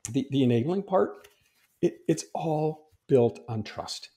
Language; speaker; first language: English; native; English